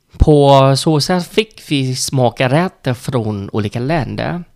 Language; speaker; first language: Swedish; non-native, learner; Vietnamese